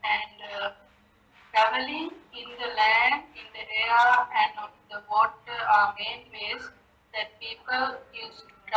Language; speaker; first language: English; non-native, learner; Sinhala